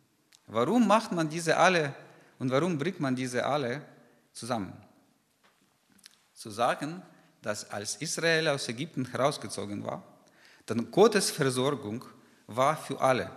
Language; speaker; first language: German; non-native, fluent; Ukrainian